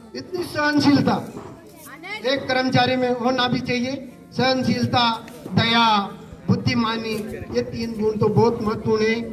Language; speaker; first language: Hindi; native; Hindi